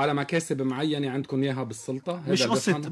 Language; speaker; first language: Arabic; native; Arabic